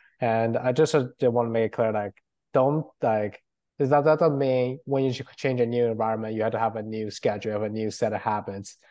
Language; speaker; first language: English; non-native, fluent; Chinese